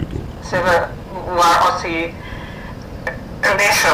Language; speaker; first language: French; non-native, learner; Finnish